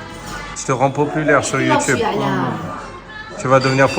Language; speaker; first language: French; native; French